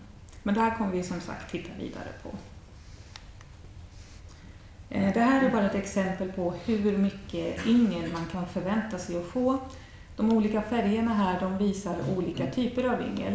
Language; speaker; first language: Swedish; native; Swedish